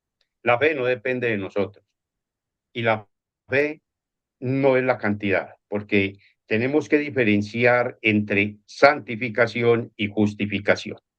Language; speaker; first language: Spanish; native; Spanish